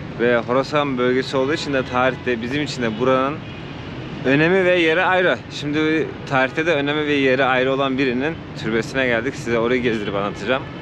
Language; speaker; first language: Turkish; native; Turkish